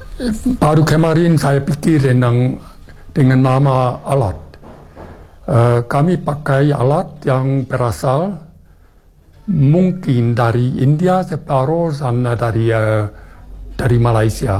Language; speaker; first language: Indonesian; non-native, fluent; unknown